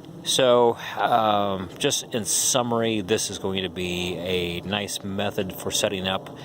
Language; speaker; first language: English; native; English